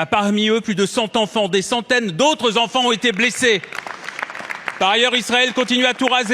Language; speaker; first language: French; native; French